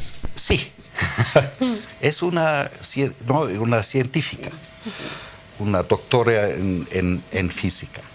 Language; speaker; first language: Spanish; non-native, fluent; German